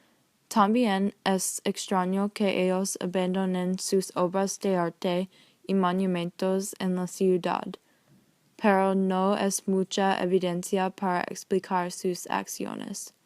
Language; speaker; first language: Spanish; non-native, learner; English